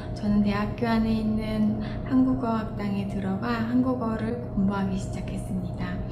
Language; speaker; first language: Korean; non-native, fluent; Mongolian